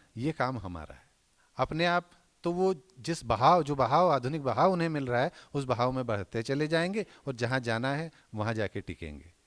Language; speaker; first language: Hindi; non-native, local second language; Marathi